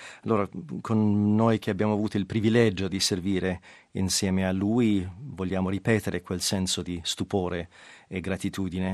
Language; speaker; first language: Italian; non-native, fluent; English